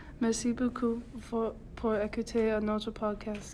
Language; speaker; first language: French; non-native, learner; English